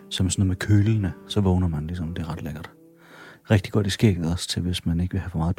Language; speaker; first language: Danish; native; Danish